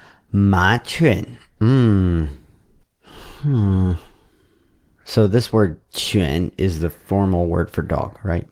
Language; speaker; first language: English; native; English